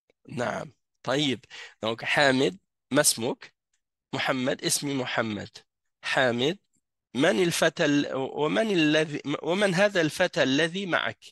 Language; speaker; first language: Arabic; non-native, fluent; French